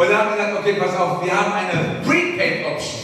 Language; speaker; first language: German; native; German